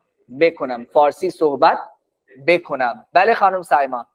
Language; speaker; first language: Persian; non-native, fluent; Urdu